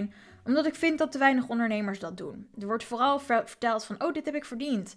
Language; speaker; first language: Dutch; native; Dutch